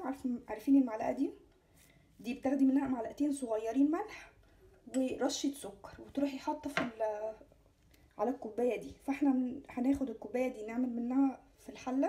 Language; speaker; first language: Arabic; native; Arabic